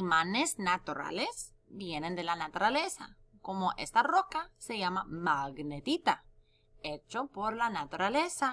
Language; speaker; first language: Spanish; non-native, fluent; English